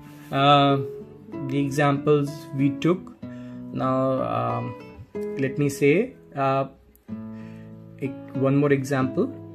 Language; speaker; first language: English; non-native, local second language; Hindi